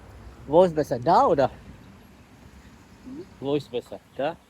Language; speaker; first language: German; non-native, learner; Amharic